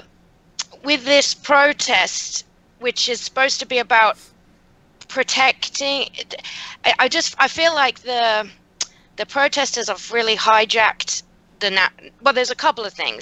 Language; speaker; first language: English; native; English